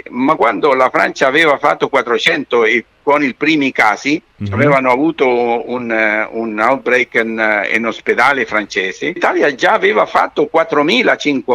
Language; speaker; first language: Italian; non-native, fluent; Spanish